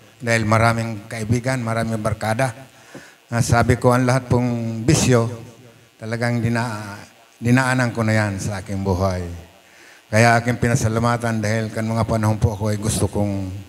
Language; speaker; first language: Filipino; non-native, local second language; Bikol